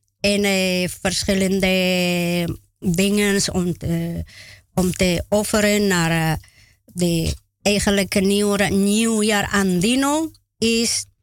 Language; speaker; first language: Dutch; non-native, learner; Spanish